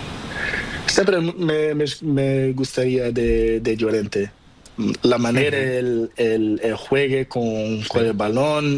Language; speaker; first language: Spanish; non-native, learner; Portuguese